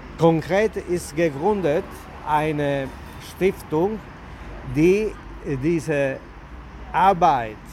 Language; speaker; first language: German; non-native, learner; Italian